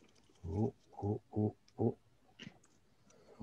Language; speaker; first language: Japanese; native; Japanese